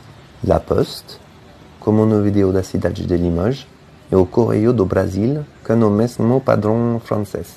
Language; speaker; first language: Portuguese; non-native, fluent; French